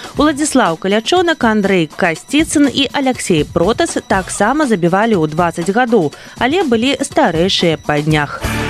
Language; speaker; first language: Belarusian; native; Belarusian